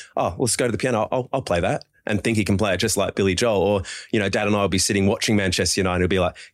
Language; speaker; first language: English; native; English